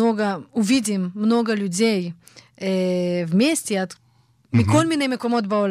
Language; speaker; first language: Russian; early bilingual, heritage; Russian